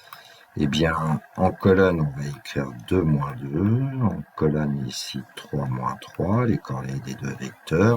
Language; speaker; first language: French; native; French